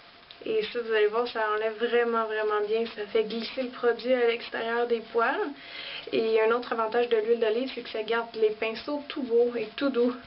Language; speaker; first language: French; native; French